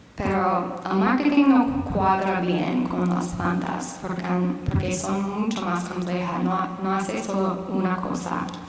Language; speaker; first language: Spanish; non-native, fluent; English